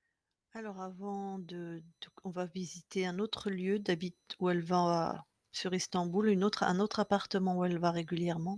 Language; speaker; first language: French; native; French